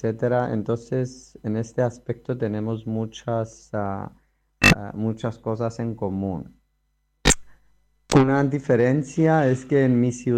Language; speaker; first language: Spanish; non-native, fluent; Greek